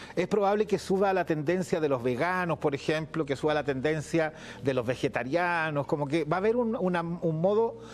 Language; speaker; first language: Spanish; native; Spanish